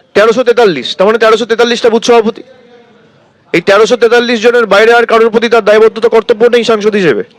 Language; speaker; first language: Bangla; native; Bangla